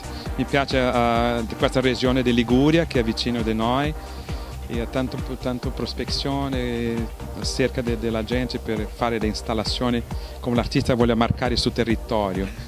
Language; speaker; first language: Italian; non-native, fluent; Portuguese